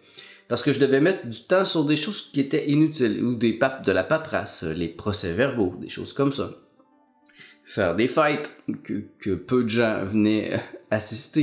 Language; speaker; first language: French; native; French